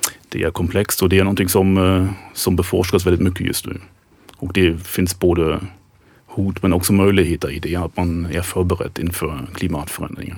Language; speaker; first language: Swedish; non-native, fluent; German